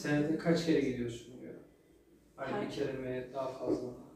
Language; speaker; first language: Turkish; native; Turkish